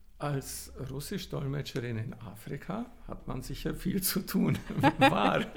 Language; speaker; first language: German; native; German